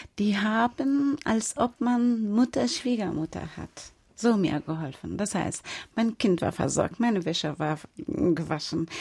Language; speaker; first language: German; non-native, fluent; Persian